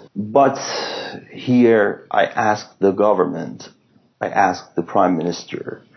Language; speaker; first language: English; non-native, fluent; Persian